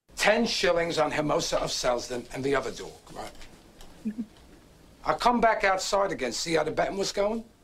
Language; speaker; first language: English; native; English